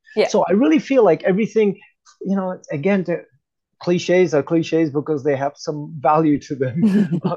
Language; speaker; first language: English; native; English